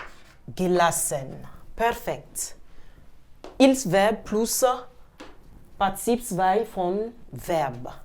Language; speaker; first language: German; non-native, fluent; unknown